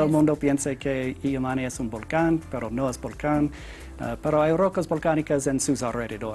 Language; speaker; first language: Spanish; non-native, learner; English